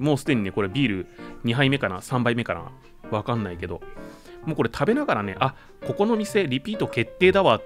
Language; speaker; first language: Japanese; native; Japanese